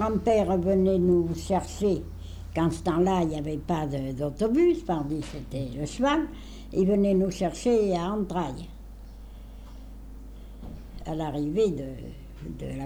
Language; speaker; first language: French; native; French